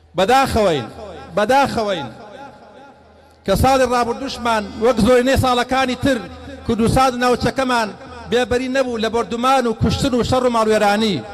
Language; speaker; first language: Central Kurdish; native; Central Kurdish